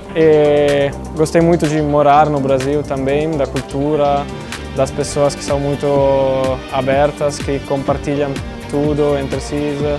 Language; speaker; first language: Portuguese; non-native, fluent; Italian